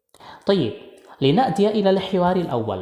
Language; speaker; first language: Arabic; non-native, fluent; Indonesian